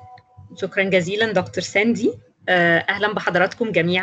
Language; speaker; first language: Arabic; native; Arabic